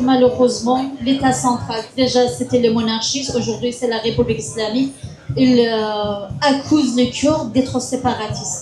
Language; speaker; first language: French; non-native, fluent; Kurdish